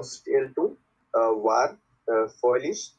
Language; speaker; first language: German; non-native, learner; Bangla